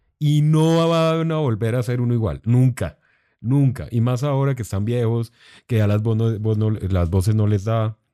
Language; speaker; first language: Spanish; native; Spanish